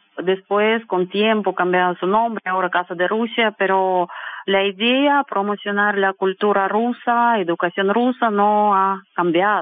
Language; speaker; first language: Spanish; non-native, fluent; Russian